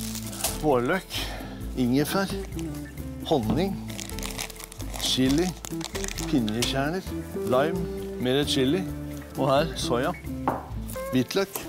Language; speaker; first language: Norwegian; native; Norwegian